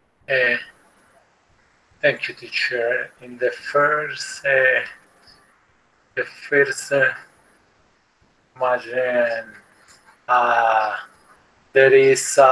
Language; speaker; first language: English; non-native, learner; Spanish